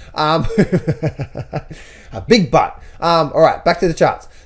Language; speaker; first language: English; native; English